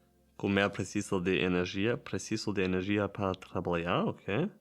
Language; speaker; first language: Portuguese; non-native, learner; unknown